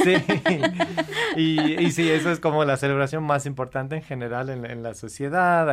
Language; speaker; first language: Spanish; non-native, fluent; English